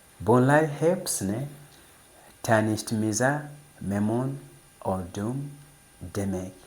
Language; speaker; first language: Turkish; non-native, fluent; English